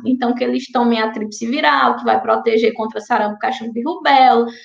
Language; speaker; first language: Portuguese; native; Portuguese